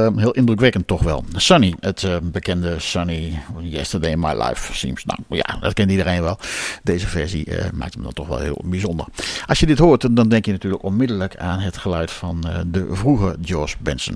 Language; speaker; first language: Dutch; native; Dutch